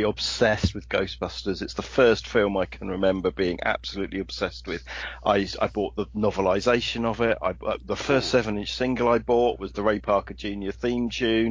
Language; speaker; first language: English; native; English